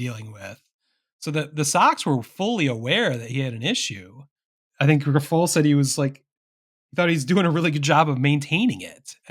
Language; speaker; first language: English; native; English